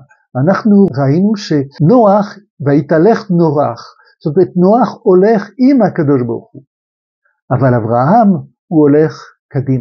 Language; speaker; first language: Hebrew; non-native, fluent; French